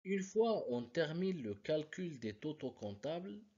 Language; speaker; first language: French; non-native, local second language; Arabic